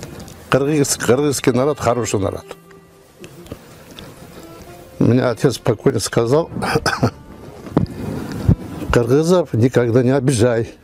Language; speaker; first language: Russian; non-native, local second language; Turkish